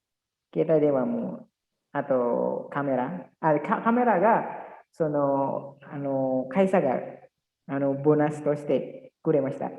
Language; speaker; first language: Japanese; non-native, learner; Indonesian